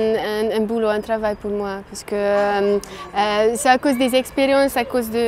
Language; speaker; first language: French; non-native, fluent; Hungarian